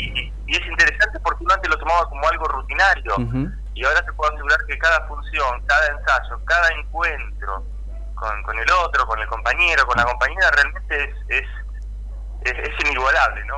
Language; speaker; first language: Spanish; native; Spanish